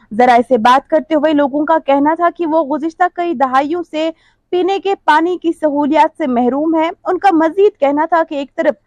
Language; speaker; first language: Urdu; non-native, local second language; Kashmiri